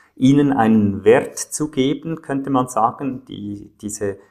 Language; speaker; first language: German; native; German